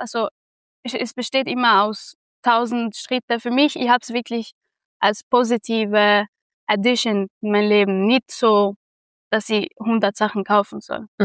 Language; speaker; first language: German; non-native, fluent; Arabic